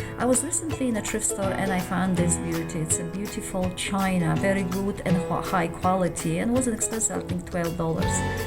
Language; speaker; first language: English; non-native, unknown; Polish